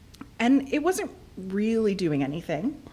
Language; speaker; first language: English; native; English